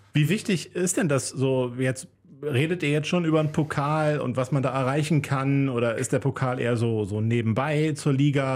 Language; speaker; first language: German; native; German